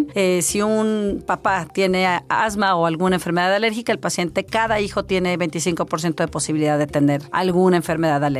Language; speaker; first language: Spanish; native; Spanish